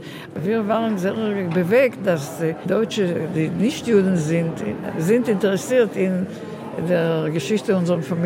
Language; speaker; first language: German; non-native, learner; Hebrew